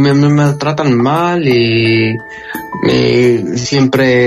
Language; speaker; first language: Spanish; non-native, learner; Arabic